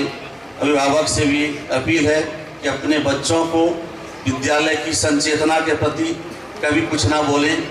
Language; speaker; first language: Hindi; native; Hindi